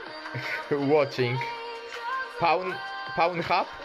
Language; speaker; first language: English; non-native, fluent; Polish